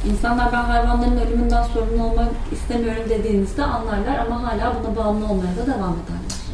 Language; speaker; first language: Turkish; native; Turkish